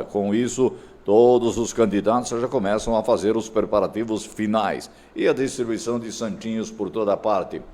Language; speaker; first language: Portuguese; native; Portuguese